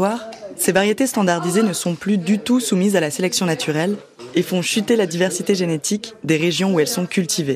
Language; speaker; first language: French; native; French